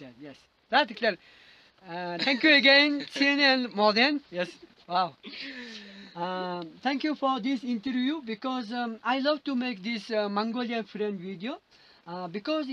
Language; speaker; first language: English; non-native, learner; Mongolian